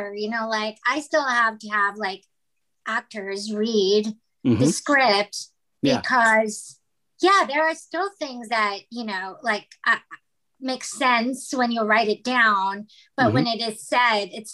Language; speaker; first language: English; non-native, local second language; Filipino